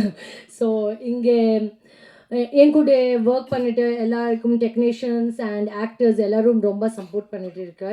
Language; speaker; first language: Tamil; non-native, learner; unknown